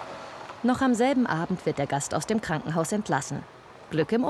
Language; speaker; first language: German; native; German